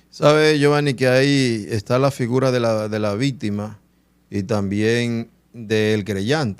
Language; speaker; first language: Spanish; native; Spanish